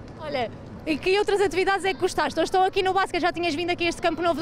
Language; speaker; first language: Portuguese; native; Portuguese